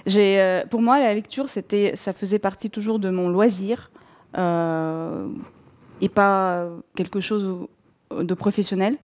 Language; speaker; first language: French; non-native, fluent; Russian